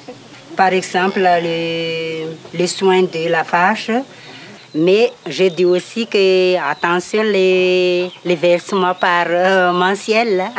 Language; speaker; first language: French; non-native, local second language; Malagasy